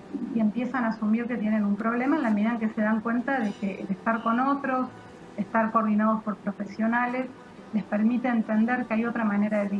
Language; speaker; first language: Spanish; native; Spanish